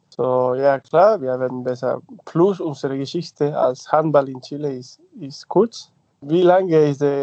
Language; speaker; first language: German; non-native, fluent; Spanish